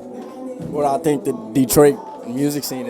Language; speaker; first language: English; native; English